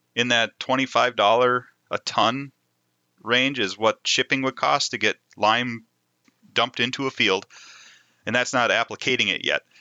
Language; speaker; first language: English; native; English